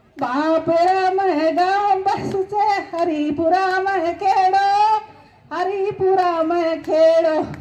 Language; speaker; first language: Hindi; non-native, local second language; Rajasthani